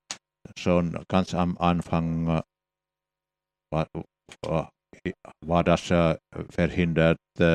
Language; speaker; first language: German; non-native, fluent; Finnish